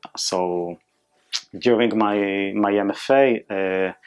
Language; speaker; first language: English; non-native, fluent; Hebrew